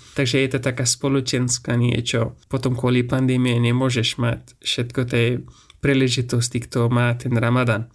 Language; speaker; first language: Slovak; non-native, fluent; Persian